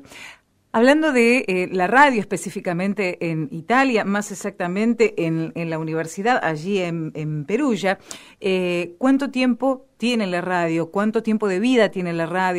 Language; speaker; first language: Spanish; native; Spanish